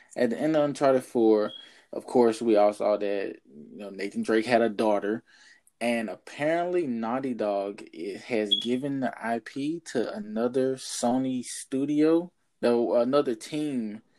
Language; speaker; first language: English; native; English